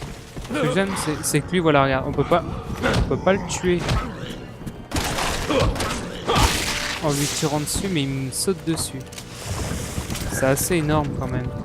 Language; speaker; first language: French; native; French